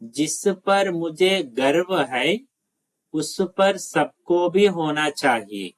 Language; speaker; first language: Hindi; non-native, local second language; Telugu